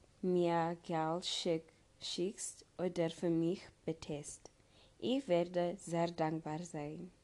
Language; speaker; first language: German; non-native, learner; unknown